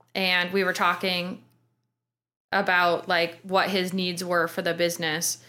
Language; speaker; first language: English; native; English